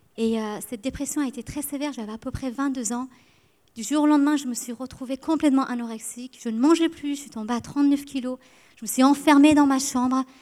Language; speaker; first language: French; early bilingual, other home language; Persian